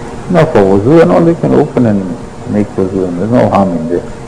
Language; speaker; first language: English; native; English